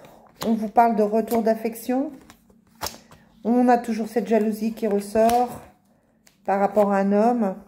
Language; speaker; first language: French; native; French